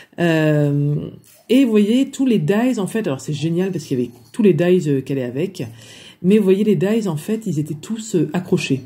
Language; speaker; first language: French; native; French